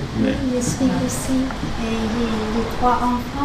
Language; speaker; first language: French; non-native, learner; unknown